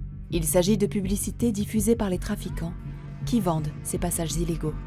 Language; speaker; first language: French; native; French